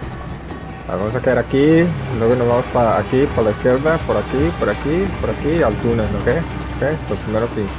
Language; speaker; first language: Spanish; early bilingual, heritage; Spanish